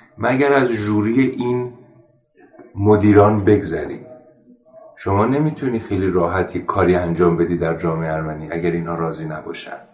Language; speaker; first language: Persian; non-native, local second language; Armenian